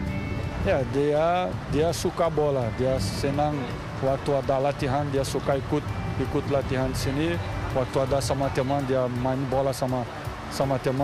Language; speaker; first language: Indonesian; non-native, fluent; Portuguese